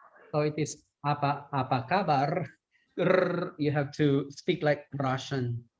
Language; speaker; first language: English; non-native, fluent; Thai